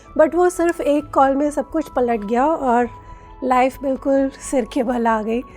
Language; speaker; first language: Hindi; native; Hindi